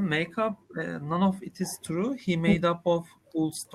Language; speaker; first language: English; non-native, learner; Turkish